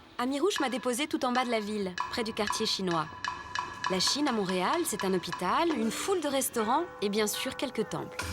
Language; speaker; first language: French; native; French